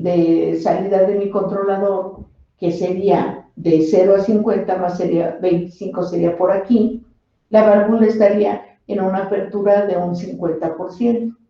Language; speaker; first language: Spanish; native; Spanish